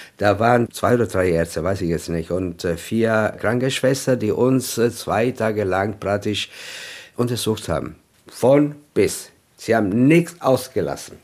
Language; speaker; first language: German; non-native, fluent; Italian